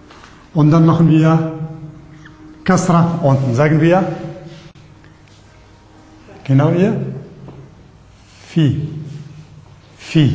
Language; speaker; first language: German; non-native, fluent; Arabic